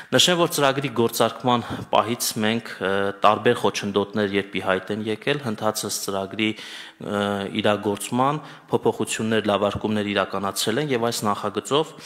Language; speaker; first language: Armenian; native; Armenian